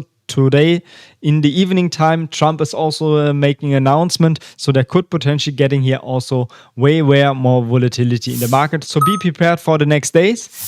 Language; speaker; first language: English; non-native, fluent; German